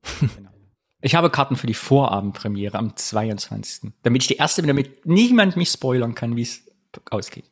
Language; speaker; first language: German; native; German